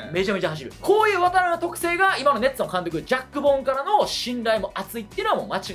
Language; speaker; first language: Japanese; native; Japanese